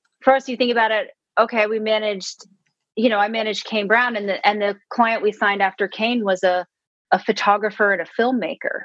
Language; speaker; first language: English; native; English